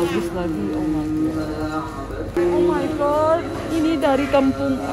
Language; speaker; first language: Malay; non-native, fluent; Thai